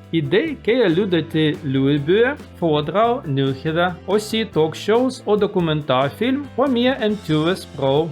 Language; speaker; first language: Danish; non-native, learner; Russian